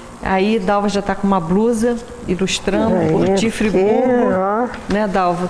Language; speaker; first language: Portuguese; native; Portuguese